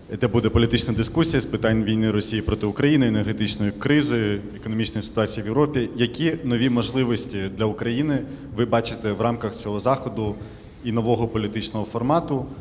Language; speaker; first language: Ukrainian; native; Ukrainian